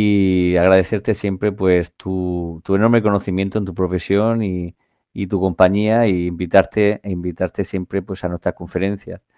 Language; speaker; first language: Spanish; native; Spanish